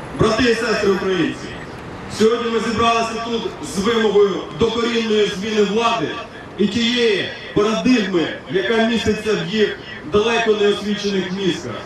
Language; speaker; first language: Ukrainian; native; Ukrainian